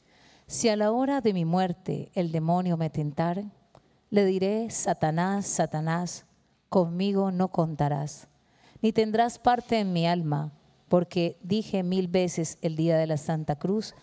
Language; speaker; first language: Spanish; native; Spanish